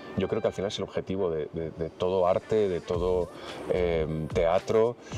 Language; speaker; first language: Spanish; native; Spanish